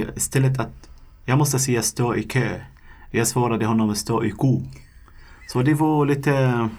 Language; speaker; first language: Swedish; non-native, fluent; Arabic